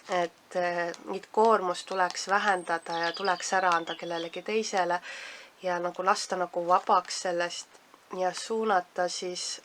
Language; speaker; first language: Estonian; native; Estonian